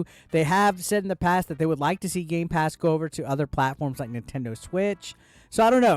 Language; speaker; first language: English; native; English